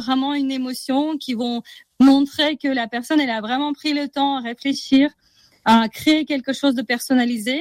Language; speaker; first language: French; native; French